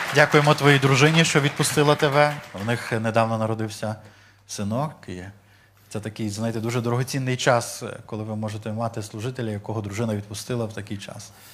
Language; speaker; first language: Ukrainian; native; Ukrainian